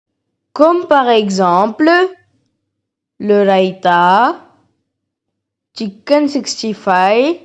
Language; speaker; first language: French; non-native, learner; Tamil